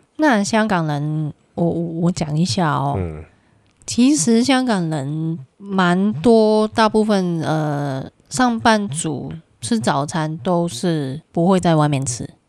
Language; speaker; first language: Chinese; non-native, local second language; Cantonese